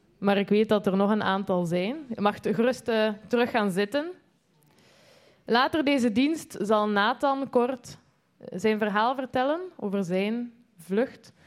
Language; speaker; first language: Dutch; native; Dutch